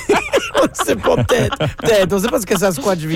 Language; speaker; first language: French; native; French